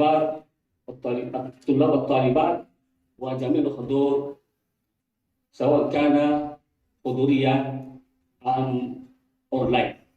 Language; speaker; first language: Arabic; non-native, fluent; Indonesian